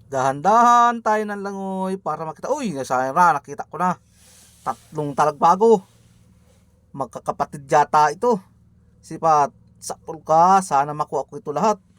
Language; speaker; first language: Filipino; non-native, local second language; Cebuano